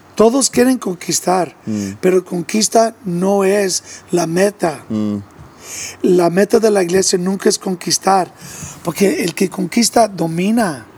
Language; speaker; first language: Spanish; early bilingual, heritage; English